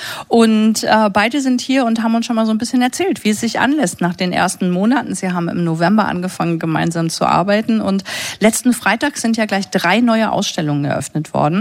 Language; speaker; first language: German; native; German